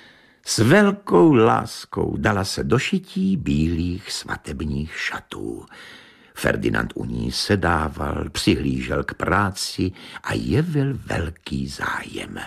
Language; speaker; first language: Czech; native; Czech